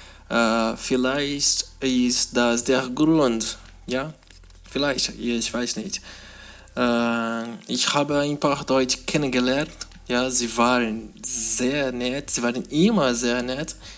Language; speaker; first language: German; non-native, learner; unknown